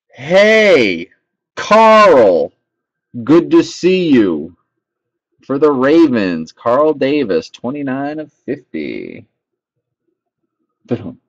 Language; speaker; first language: English; native; English